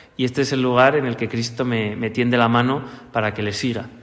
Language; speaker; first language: Spanish; native; Spanish